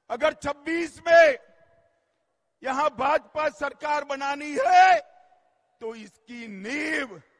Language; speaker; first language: Hindi; non-native, local second language; Gujarati